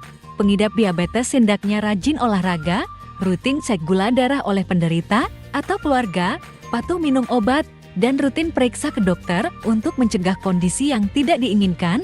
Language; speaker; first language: Indonesian; native; Indonesian